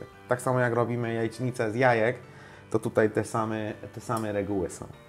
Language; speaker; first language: Polish; non-native, learner; Hindi